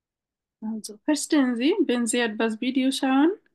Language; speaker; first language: German; non-native, fluent; Bangla